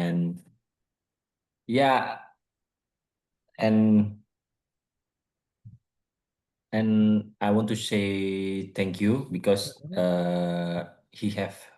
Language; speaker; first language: English; non-native, learner; Indonesian